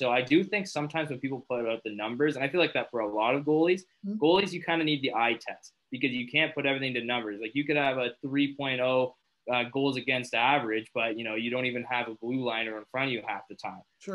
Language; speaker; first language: English; native; English